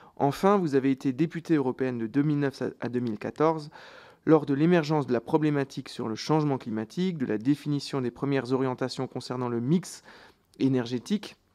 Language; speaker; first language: French; native; French